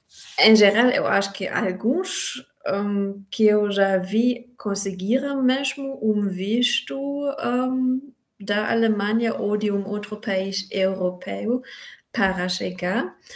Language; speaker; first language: Portuguese; non-native, fluent; German